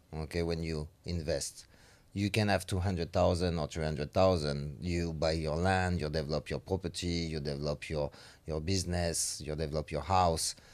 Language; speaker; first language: English; non-native, fluent; French